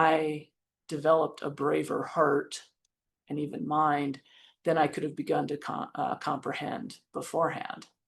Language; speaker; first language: English; native; English